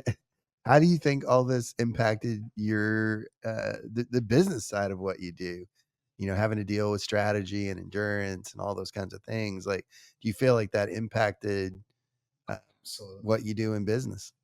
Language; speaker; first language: English; native; English